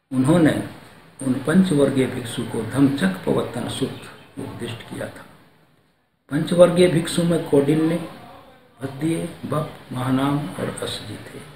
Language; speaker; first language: Hindi; native; Hindi